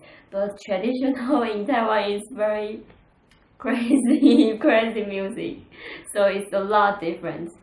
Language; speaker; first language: English; non-native, learner; Chinese